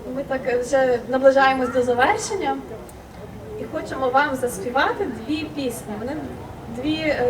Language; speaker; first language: Ukrainian; native; Ukrainian